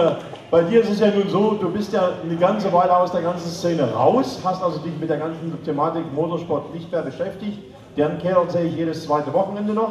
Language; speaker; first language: German; native; German